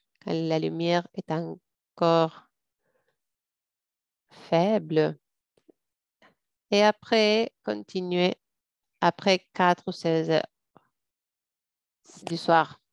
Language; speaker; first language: French; non-native, fluent; English